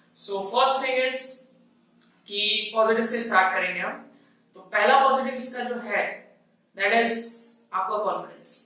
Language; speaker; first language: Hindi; native; Hindi